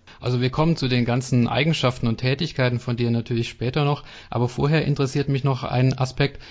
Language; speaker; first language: German; native; German